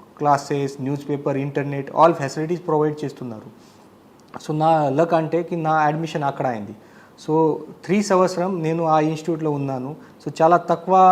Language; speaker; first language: Telugu; non-native, learner; Marathi